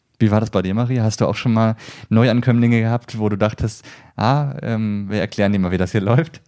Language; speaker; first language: German; native; German